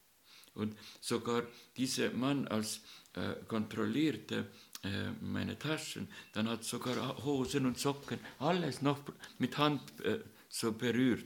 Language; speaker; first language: German; non-native, learner; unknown